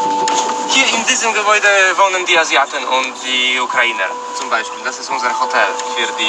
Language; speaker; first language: German; non-native, fluent; Polish